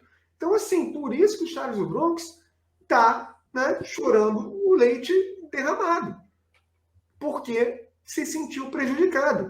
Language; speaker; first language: Portuguese; native; Portuguese